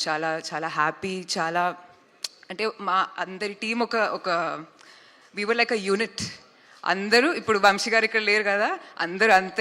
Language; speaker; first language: Telugu; non-native, fluent; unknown